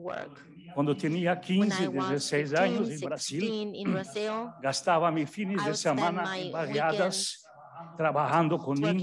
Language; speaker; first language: Spanish; non-native, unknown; German